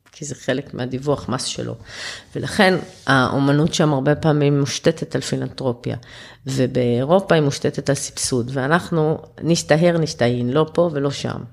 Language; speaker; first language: Hebrew; early bilingual, other home language; German